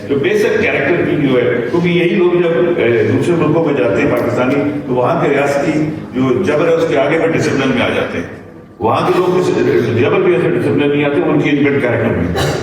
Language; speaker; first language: Urdu; non-native, local second language; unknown